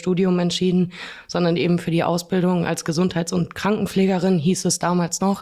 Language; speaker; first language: German; native; German